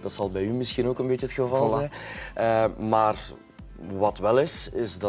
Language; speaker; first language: Dutch; native; Dutch